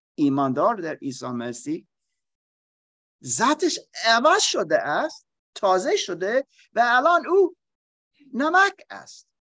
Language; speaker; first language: Persian; non-native, learner; German